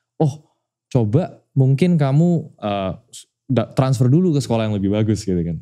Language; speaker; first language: Indonesian; native; Indonesian